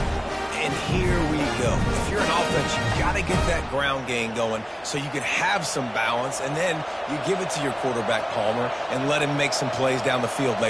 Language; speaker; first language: English; native; English